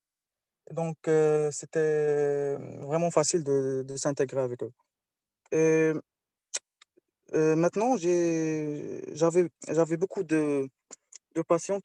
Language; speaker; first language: French; non-native, local second language; Arabic